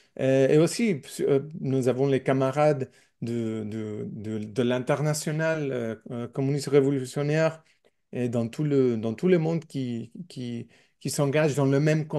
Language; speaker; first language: French; non-native, learner; English